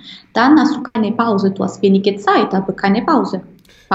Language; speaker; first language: German; non-native, fluent; Italian